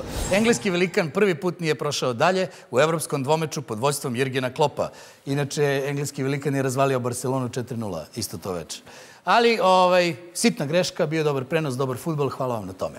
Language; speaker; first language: Serbian; native; Serbian